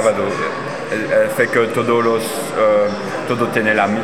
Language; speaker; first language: Spanish; non-native, learner; French